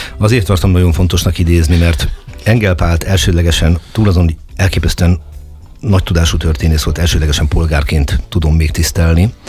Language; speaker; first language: Hungarian; native; Hungarian